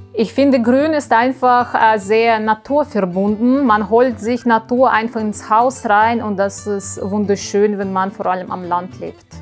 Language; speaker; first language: German; non-native, fluent; Russian